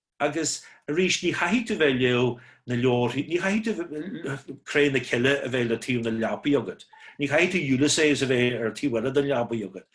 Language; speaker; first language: Irish; native; Irish